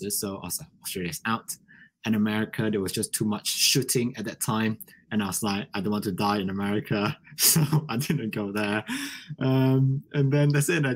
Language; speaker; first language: English; non-native, local second language; Chinese